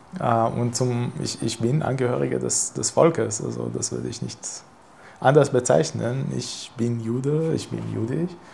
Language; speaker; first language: German; non-native, fluent; Hebrew